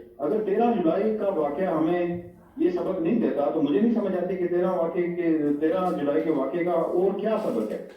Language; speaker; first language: Urdu; non-native, local second language; Pahari-Potwari